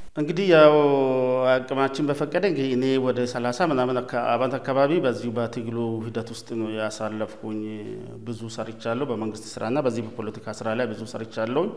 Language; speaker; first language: Amharic; non-native, local second language; Oromo